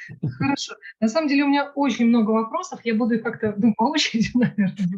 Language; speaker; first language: Russian; native; Russian